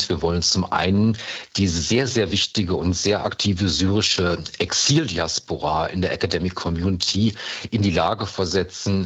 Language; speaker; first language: German; native; German